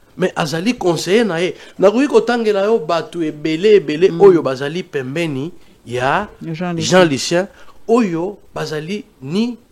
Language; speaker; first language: Lingala; non-native, local second language; Luba-Lulua